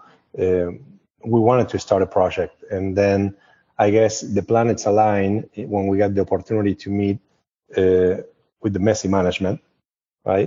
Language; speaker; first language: English; non-native, fluent; Spanish